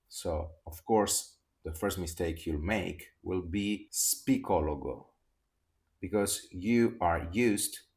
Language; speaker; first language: English; non-native, fluent; Italian